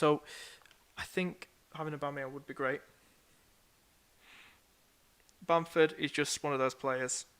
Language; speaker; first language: English; native; English